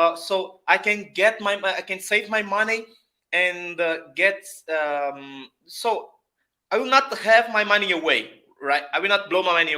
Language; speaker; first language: English; non-native, fluent; Portuguese